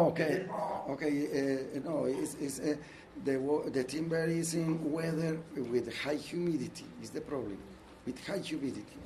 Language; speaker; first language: English; non-native, learner; Spanish